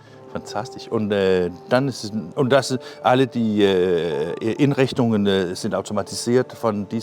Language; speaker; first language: German; non-native, fluent; Danish